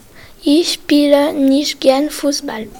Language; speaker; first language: German; non-native, learner; French